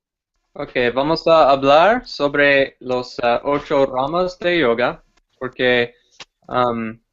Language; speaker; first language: Spanish; non-native, fluent; English